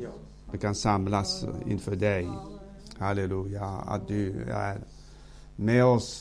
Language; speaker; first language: Swedish; non-native, fluent; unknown